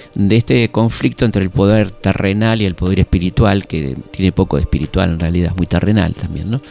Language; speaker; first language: Spanish; native; Spanish